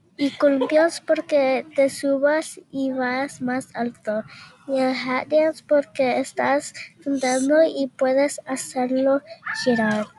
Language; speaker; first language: Spanish; early bilingual, heritage; Spanish